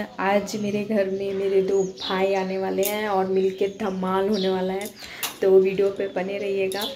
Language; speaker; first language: Hindi; non-native, local second language; Bangla